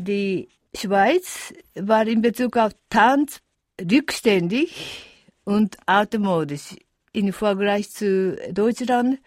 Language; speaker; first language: German; non-native, fluent; Japanese